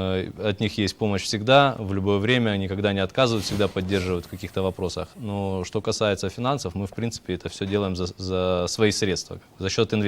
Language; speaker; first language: Russian; native; Russian